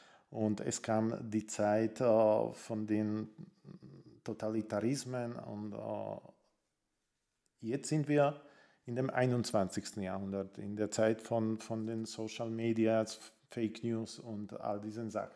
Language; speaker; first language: German; non-native, fluent; Slovak